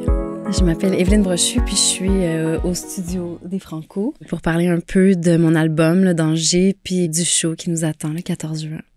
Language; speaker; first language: French; native; French